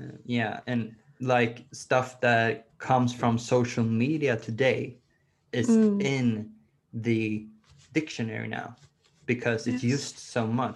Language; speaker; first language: English; non-native, fluent; Swedish